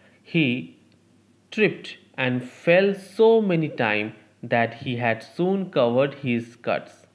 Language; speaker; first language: English; non-native, local second language; Bangla